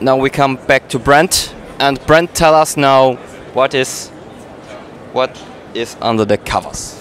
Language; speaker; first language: English; non-native, learner; German